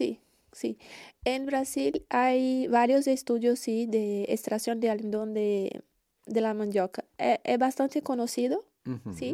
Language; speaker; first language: Spanish; non-native, learner; Portuguese